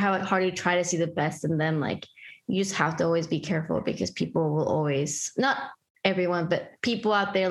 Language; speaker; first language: English; early bilingual, other home language; Spanish